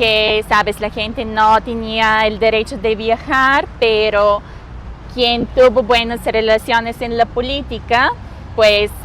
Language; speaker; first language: Spanish; non-native, fluent; Bulgarian